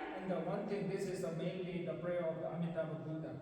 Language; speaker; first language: English; non-native, fluent; Tibetan